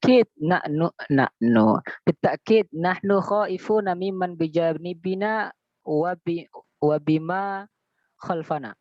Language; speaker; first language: Arabic; non-native, learner; Indonesian